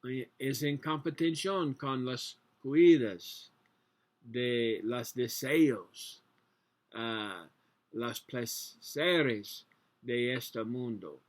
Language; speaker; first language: Spanish; non-native, learner; English